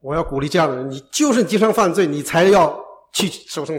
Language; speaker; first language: Chinese; native; Chinese